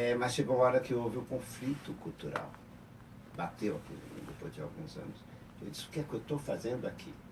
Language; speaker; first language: Portuguese; native; Portuguese